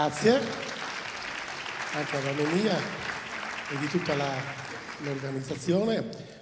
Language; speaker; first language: Italian; native; Italian